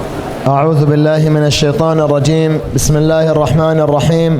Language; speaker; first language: Arabic; native; Arabic